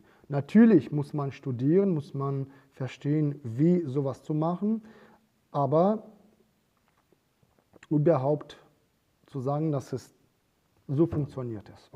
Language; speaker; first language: German; non-native, fluent; Russian